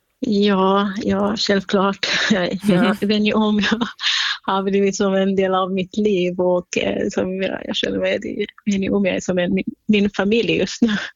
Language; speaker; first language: Swedish; non-native, fluent; Kurdish